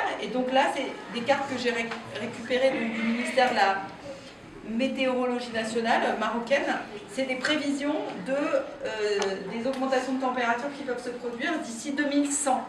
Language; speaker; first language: French; native; French